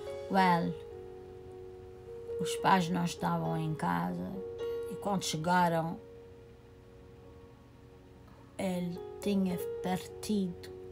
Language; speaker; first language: Portuguese; native; Portuguese